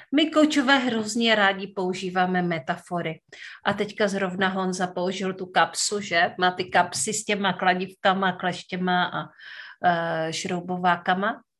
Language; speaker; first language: Czech; native; Czech